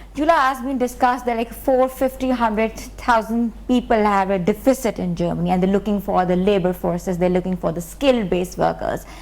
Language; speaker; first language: English; non-native, local second language; Urdu